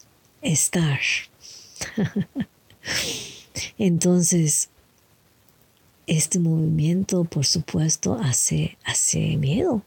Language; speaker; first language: Spanish; non-native, learner; English